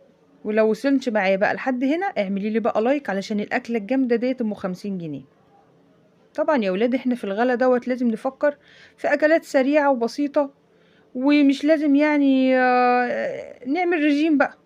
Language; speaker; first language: Arabic; native; Arabic